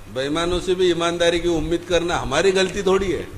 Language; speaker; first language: Hindi; non-native, local second language; Marathi